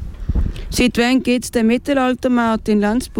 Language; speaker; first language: German; native; German